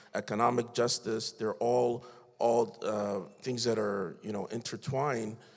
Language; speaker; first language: English; native; English